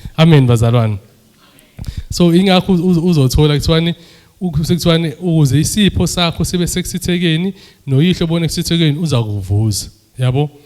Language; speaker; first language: Zulu; native; Zulu